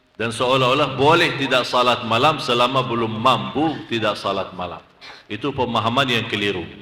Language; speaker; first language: Malay; non-native, fluent; Arabic